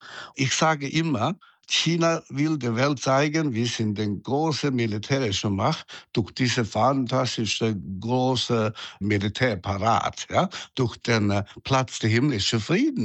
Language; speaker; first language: German; non-native, fluent; Chinese